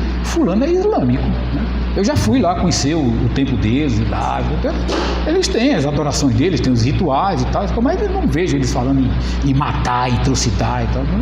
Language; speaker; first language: Portuguese; native; Portuguese